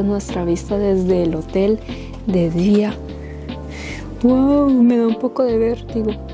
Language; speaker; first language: Spanish; native; Spanish